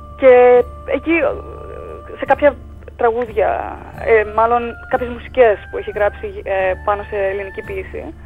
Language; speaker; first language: Greek; early bilingual, heritage; Greek